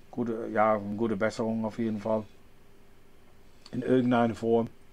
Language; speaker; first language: German; non-native, fluent; English